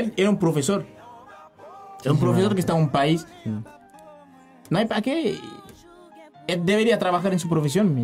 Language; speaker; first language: Spanish; non-native, learner; Haitian Creole